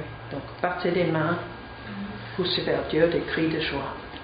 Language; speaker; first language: French; non-native, fluent; English